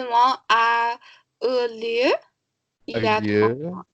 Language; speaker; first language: French; non-native, learner; Chinese